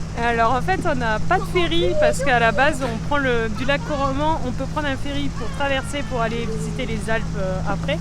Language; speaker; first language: French; native; French